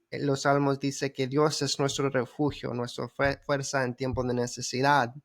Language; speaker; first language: Spanish; early bilingual, heritage; Spanish